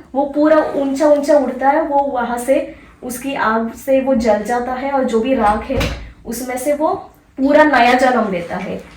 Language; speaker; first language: Hindi; non-native, local second language; Marathi